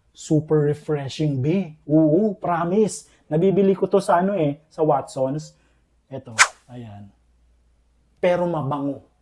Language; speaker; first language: Filipino; non-native, local second language; Iloko